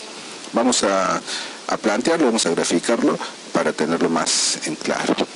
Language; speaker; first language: Spanish; native; Spanish